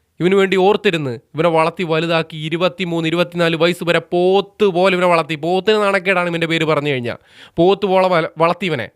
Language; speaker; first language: Malayalam; native; Malayalam